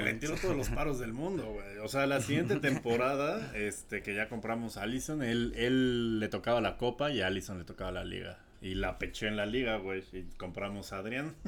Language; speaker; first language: Spanish; native; Spanish